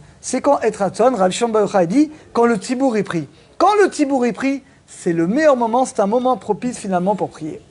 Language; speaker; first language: French; native; French